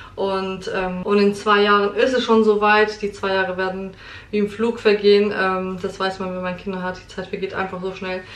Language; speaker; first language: German; early bilingual, other home language; Polish